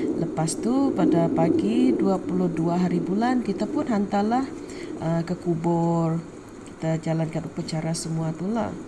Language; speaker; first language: Malay; non-native, local second language; Iban